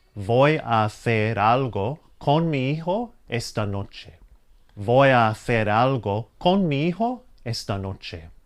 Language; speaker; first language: Spanish; non-native, fluent; English